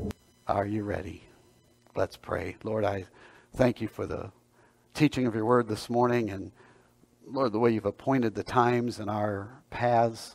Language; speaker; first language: English; native; English